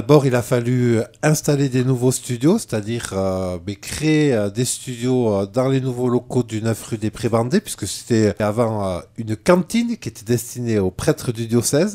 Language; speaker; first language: French; native; French